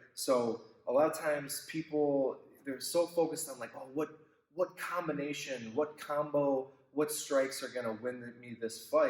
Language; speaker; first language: English; native; English